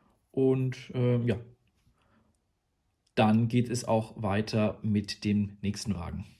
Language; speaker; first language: German; native; German